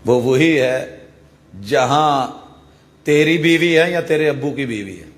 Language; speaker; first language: Urdu; non-native, local second language; Punjabi